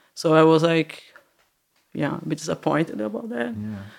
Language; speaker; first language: English; non-native, learner; Portuguese